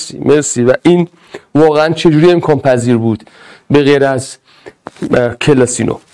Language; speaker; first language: Persian; non-native, local second language; Arabic